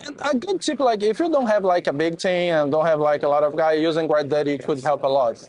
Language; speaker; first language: English; non-native, fluent; Portuguese